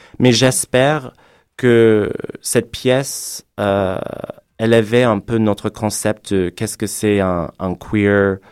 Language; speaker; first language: French; non-native, fluent; English